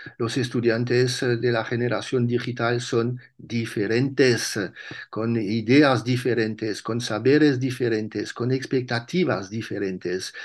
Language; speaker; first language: Spanish; non-native, fluent; French